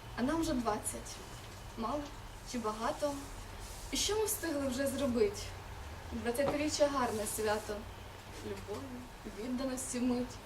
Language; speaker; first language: Ukrainian; non-native, local second language; Russian